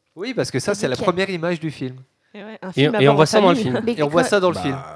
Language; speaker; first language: French; native; French